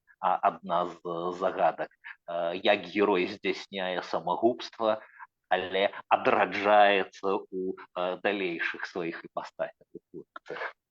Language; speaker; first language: Belarusian; native; Belarusian